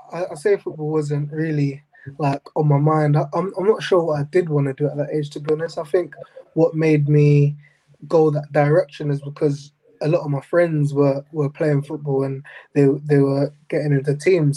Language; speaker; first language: English; native; English